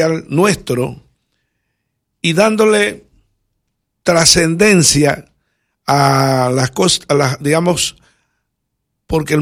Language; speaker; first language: Spanish; native; Spanish